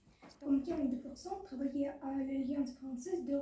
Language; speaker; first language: French; non-native, learner; Russian